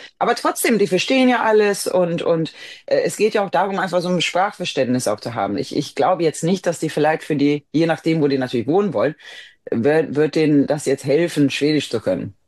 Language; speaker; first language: German; non-native, fluent; Swedish